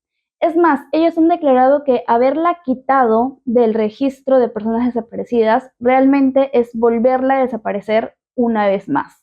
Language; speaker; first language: Spanish; native; Spanish